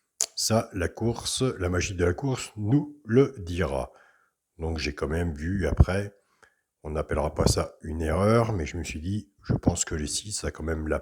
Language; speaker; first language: French; native; French